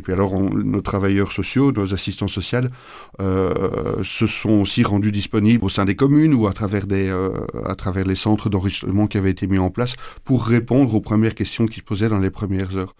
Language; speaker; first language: French; native; French